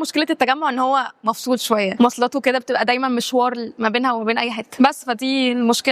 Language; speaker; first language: Arabic; native; Arabic